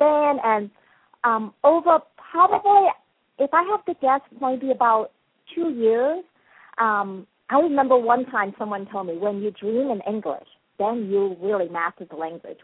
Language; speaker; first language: English; non-native, local second language; Cantonese